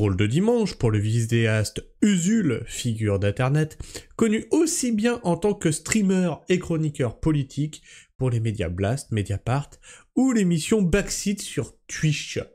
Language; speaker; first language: French; native; French